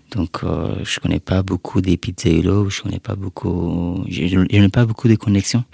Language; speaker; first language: French; non-native, fluent; Persian